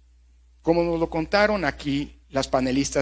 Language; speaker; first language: Spanish; native; Spanish